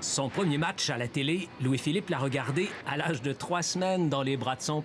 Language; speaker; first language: French; native; French